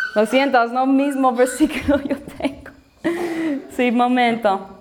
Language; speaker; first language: Spanish; non-native, learner; English